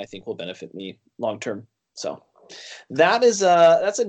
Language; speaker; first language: English; native; English